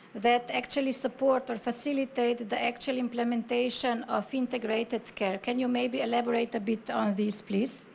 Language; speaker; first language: English; non-native, fluent; Slovenian